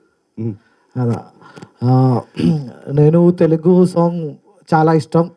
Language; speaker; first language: Telugu; non-native, learner; Malayalam